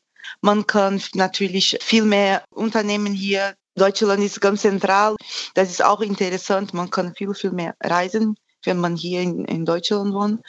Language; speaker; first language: German; non-native, fluent; Portuguese